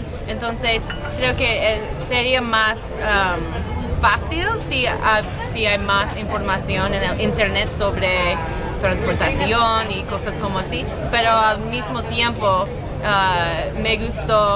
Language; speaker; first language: Spanish; non-native, learner; English